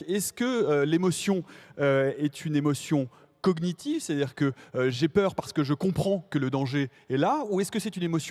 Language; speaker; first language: French; native; French